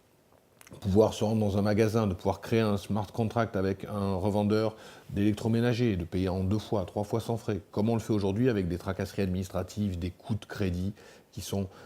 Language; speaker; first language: French; native; French